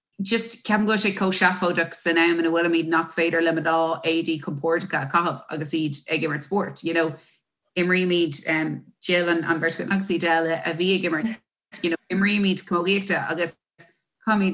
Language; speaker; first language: Irish; non-native, local second language; English